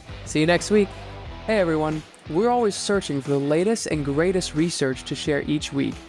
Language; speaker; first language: English; native; English